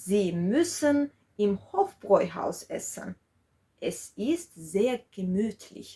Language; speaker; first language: German; non-native, fluent; Georgian